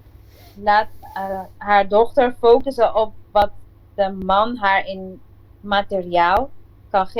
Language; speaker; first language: Dutch; non-native, local second language; Papiamento